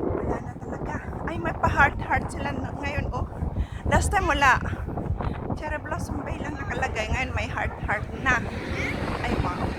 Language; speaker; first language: Filipino; non-native, local second language; Iloko